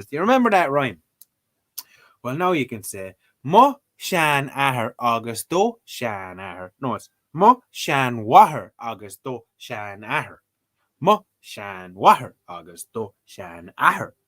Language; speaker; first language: Irish; non-native, learner; English